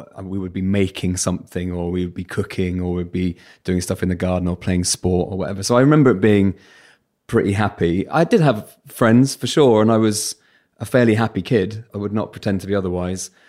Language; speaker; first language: English; native; English